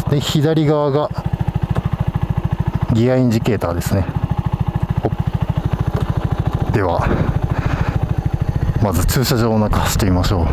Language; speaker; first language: Japanese; native; Japanese